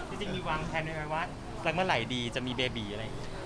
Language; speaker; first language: Thai; native; Thai